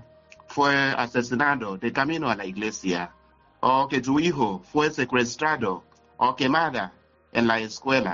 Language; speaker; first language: Spanish; non-native, fluent; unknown